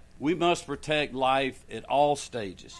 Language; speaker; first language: English; native; English